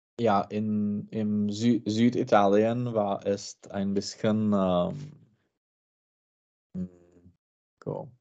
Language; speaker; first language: German; non-native, learner; Czech